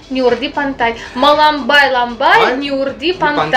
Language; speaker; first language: Russian; native; Russian